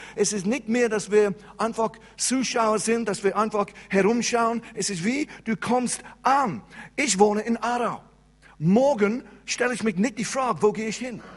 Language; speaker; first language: German; non-native, fluent; English